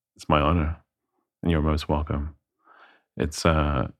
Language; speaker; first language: English; native; English